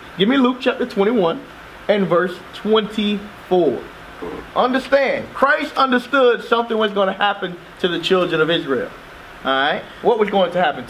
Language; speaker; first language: English; native; English